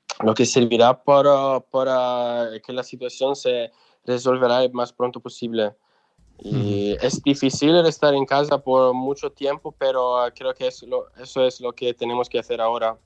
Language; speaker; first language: Spanish; non-native, local second language; Italian